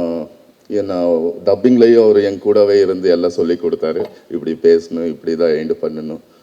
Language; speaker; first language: Tamil; non-native, learner; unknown